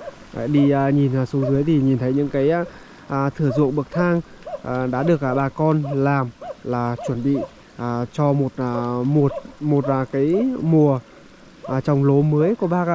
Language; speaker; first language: Vietnamese; native; Vietnamese